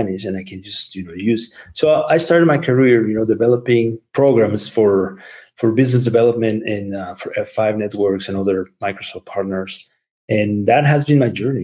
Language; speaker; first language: English; non-native, fluent; Spanish